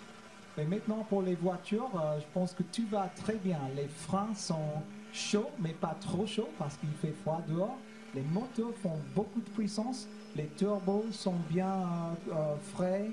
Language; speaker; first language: French; non-native, fluent; English